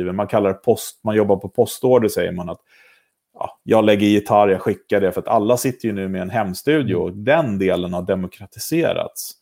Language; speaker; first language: Swedish; native; Swedish